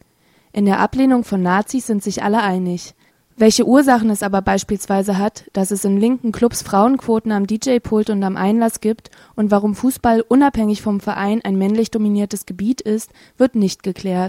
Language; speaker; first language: German; native; German